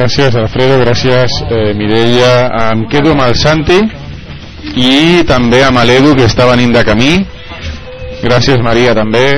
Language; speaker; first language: Catalan; native; Catalan